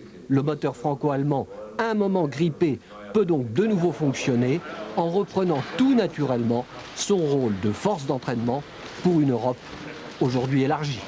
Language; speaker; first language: French; native; French